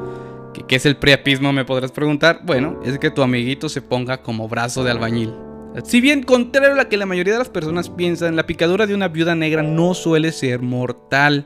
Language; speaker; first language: Spanish; native; Spanish